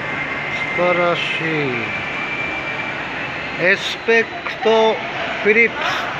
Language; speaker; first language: Japanese; native; Japanese